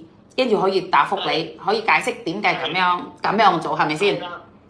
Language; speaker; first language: Cantonese; non-native, fluent; Indonesian